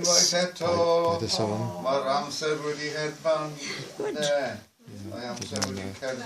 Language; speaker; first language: Welsh; non-native, fluent; English